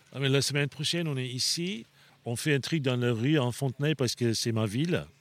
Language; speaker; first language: French; non-native, fluent; Afrikaans